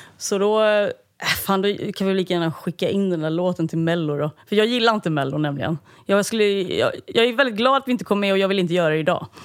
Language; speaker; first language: Swedish; native; Swedish